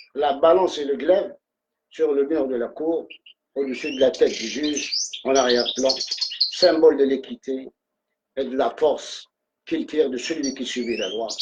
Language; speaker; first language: French; non-native, local second language; Arabic